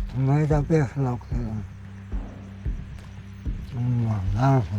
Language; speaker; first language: Spanish; non-native, local second language; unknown